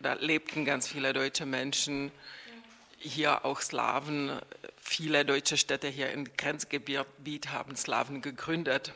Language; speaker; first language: German; non-native, fluent; Czech